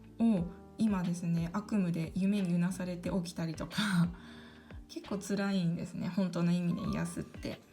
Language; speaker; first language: Japanese; early bilingual, other home language; Korean